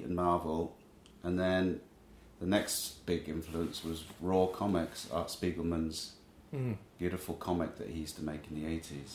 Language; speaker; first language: English; native; English